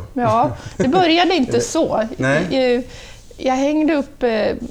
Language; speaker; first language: Swedish; native; Swedish